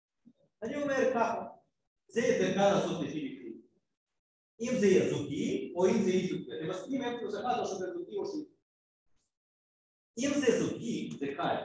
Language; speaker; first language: Hebrew; non-native, fluent; Russian